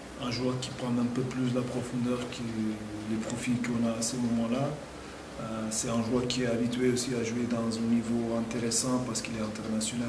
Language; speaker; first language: French; non-native, fluent; Portuguese